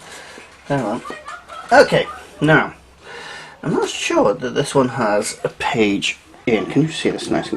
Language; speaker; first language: English; native; English